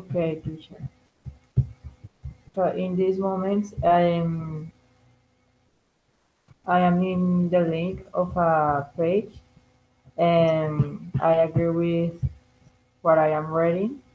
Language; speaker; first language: English; non-native, learner; Spanish